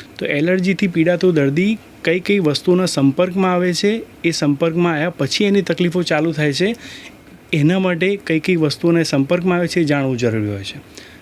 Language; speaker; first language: Gujarati; native; Gujarati